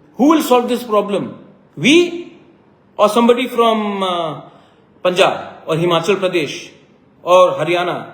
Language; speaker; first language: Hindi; non-native, local second language; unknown